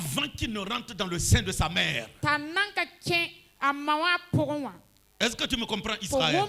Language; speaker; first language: French; non-native, local second language; Mossi